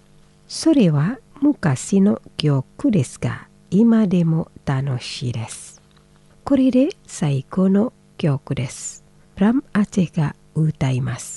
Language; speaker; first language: Japanese; non-native, fluent; Indonesian